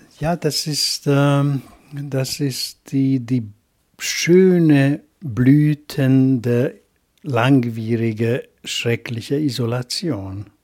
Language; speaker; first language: German; non-native, fluent; Hungarian